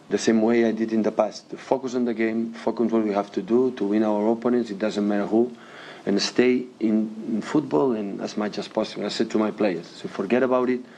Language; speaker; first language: English; non-native, fluent; Catalan